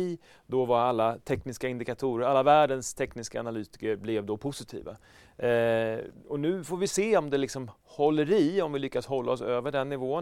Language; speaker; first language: Swedish; native; Swedish